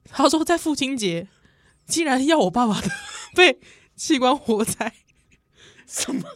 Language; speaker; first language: Chinese; native; Chinese